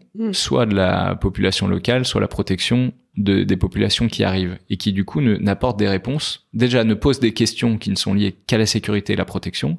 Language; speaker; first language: French; native; French